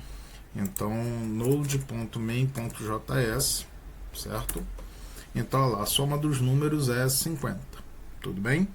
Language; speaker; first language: Portuguese; native; Portuguese